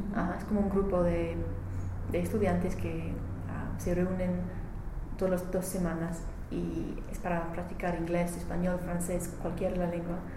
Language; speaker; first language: Spanish; non-native, learner; English